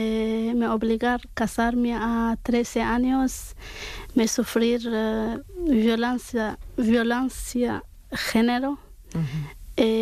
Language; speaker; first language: Spanish; non-native, learner; Arabic